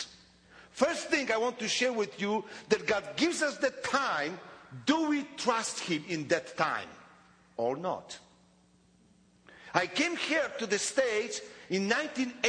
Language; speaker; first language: English; non-native, fluent; Polish